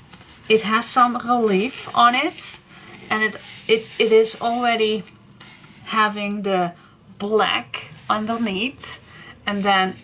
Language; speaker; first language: English; non-native, fluent; Dutch